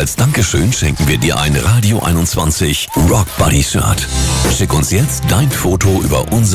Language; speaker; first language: German; native; German